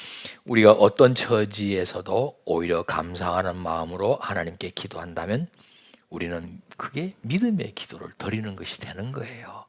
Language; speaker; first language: Korean; native; Korean